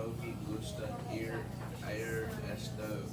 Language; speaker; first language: Spanish; non-native, learner; English